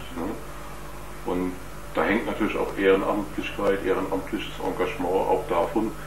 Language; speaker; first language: German; native; German